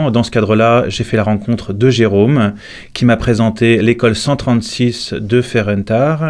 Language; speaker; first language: French; native; French